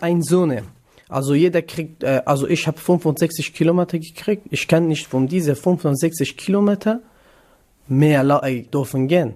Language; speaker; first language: German; non-native, learner; Kurdish